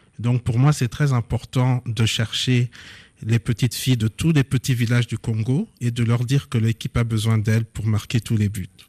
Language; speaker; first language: French; non-native, local second language; Lingala